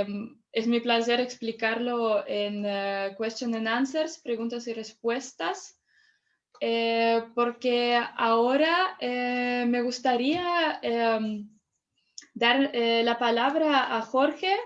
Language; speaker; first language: Spanish; non-native, fluent; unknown